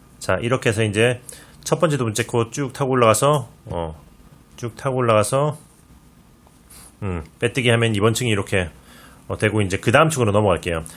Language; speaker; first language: Korean; native; Korean